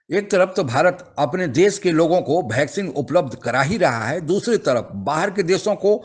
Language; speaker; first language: Hindi; native; Hindi